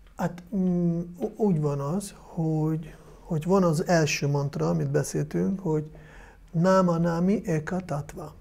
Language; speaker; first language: Hungarian; non-native, fluent; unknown